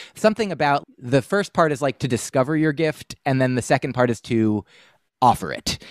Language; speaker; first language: English; native; English